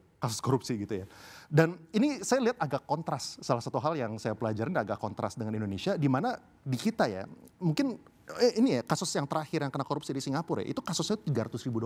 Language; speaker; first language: Indonesian; early bilingual, heritage; Indonesian